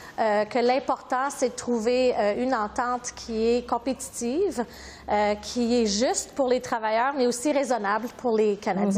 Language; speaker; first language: French; native; French